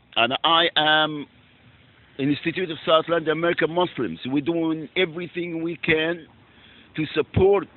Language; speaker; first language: English; non-native, fluent; Arabic